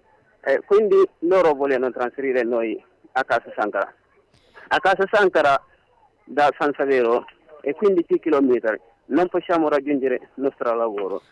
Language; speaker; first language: Italian; non-native, learner; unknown